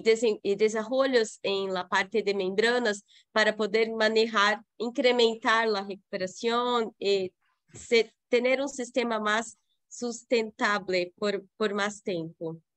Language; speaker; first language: Spanish; non-native, fluent; Portuguese